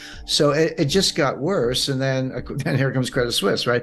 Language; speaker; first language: English; native; English